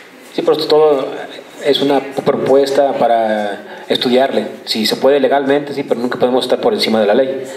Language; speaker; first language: Spanish; native; Spanish